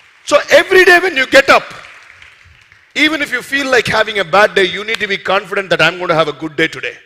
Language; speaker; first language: English; non-native, local second language; Tamil